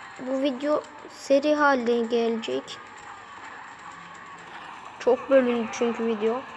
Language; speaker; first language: Turkish; native; Turkish